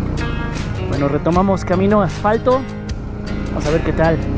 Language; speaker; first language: Spanish; native; Spanish